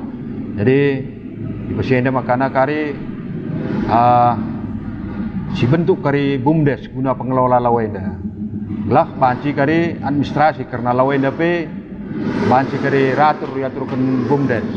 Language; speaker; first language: Indonesian; non-native, local second language; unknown